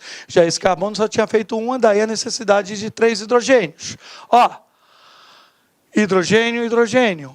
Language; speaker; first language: Portuguese; native; Portuguese